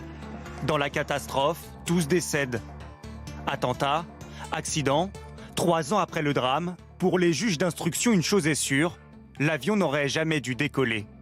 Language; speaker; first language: French; native; French